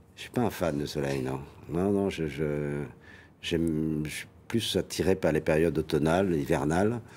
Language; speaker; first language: French; native; French